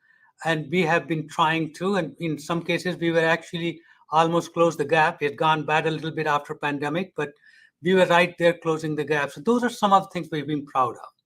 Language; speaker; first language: English; non-native, fluent; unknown